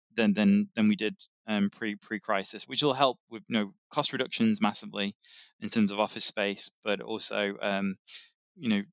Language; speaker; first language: English; native; English